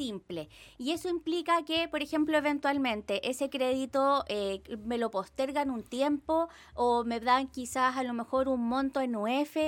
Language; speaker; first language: Spanish; native; Spanish